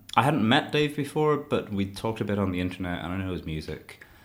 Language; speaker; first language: English; native; English